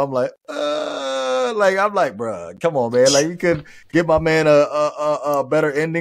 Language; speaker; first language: English; native; English